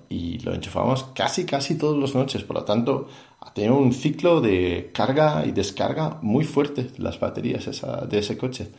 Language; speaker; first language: Spanish; non-native, fluent; Danish